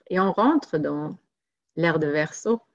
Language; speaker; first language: French; non-native, fluent; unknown